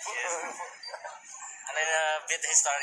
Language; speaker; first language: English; non-native, learner; Indonesian